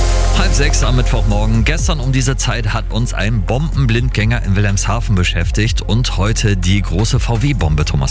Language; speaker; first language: German; native; German